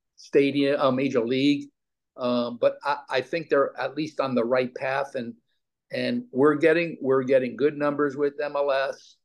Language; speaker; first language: English; native; English